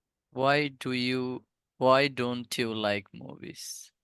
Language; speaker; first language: English; non-native, fluent; Bangla